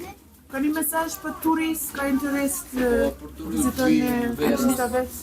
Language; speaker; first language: Albanian; non-native, learner; English